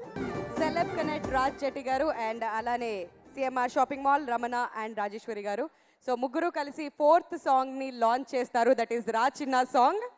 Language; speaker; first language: Telugu; native; Telugu